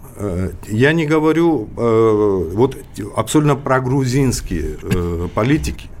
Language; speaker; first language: Russian; non-native, local second language; Georgian